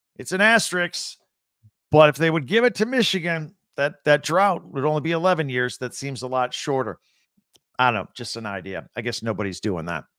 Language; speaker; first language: English; native; English